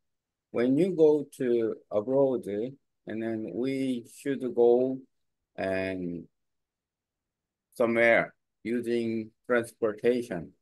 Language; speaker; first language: English; non-native, learner; Korean